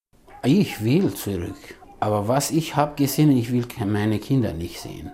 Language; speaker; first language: German; non-native, learner; Kurdish